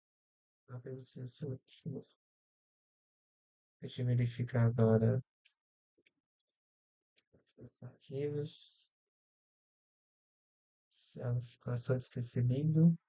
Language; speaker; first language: Portuguese; native; Portuguese